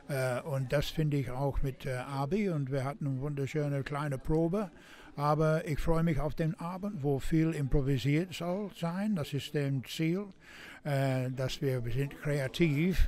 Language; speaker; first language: German; non-native, fluent; English